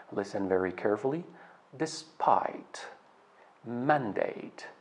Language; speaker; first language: English; non-native, fluent; Persian